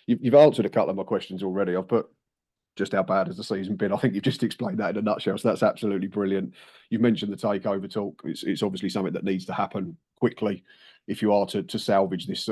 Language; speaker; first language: English; native; English